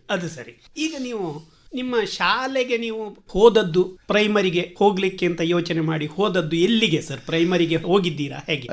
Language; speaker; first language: Kannada; native; Kannada